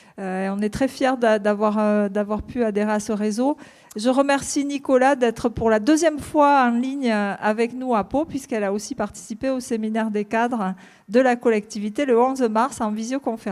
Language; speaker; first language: French; native; French